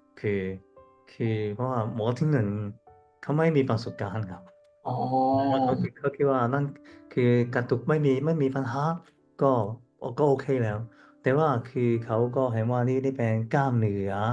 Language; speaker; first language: Thai; non-native, learner; Cantonese